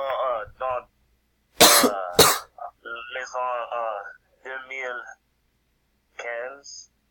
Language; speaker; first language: French; non-native, learner; English